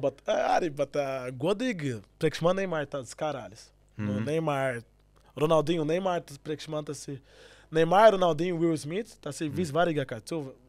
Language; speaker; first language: Latvian; non-native, learner; Portuguese